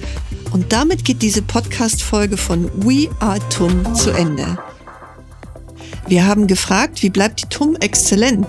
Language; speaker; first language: German; native; German